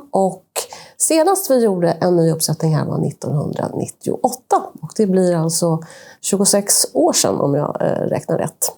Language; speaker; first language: Swedish; native; Swedish